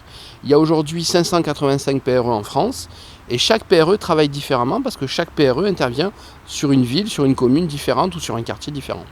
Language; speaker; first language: French; native; French